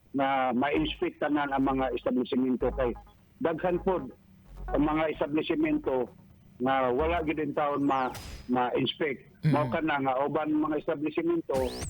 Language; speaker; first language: Cebuano; native; Cebuano